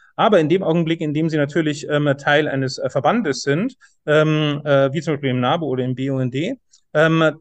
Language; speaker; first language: German; native; German